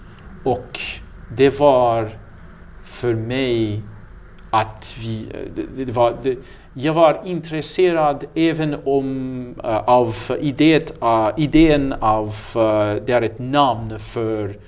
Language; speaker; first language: Swedish; non-native, learner; English